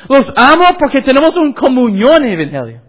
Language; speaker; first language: Spanish; non-native, learner; English